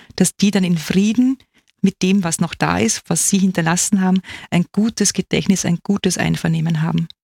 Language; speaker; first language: German; native; German